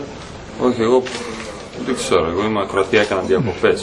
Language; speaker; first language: Greek; non-native, fluent; Croatian